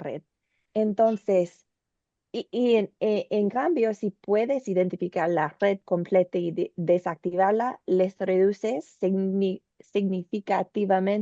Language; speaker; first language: Spanish; non-native, learner; English